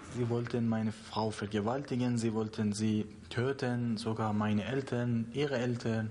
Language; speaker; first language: German; non-native, learner; Persian